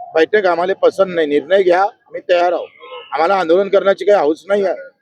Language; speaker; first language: Marathi; native; Marathi